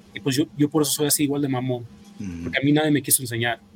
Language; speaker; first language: Spanish; early bilingual, heritage; Spanish